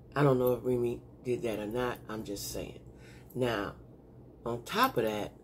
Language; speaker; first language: English; native; English